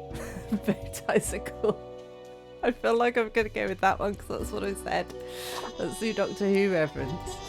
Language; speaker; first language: English; native; English